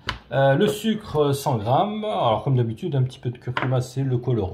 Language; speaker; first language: French; native; French